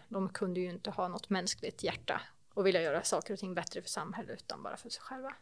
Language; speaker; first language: Swedish; native; Swedish